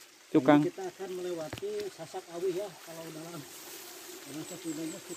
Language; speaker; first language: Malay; non-native, local second language; Sundanese